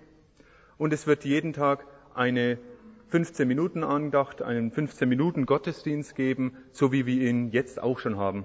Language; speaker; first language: German; native; German